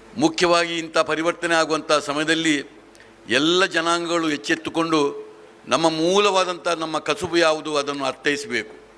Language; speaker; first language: Kannada; non-native, local second language; Tulu